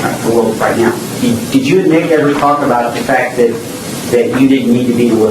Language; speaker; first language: English; native; English